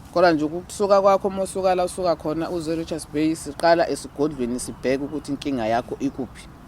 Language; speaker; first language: Zulu; native; Zulu